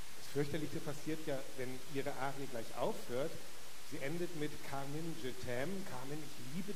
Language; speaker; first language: German; native; German